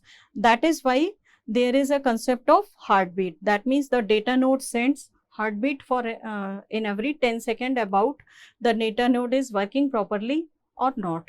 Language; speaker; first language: English; non-native, local second language; Hindi